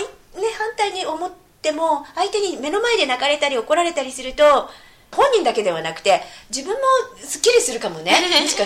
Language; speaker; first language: Japanese; native; Japanese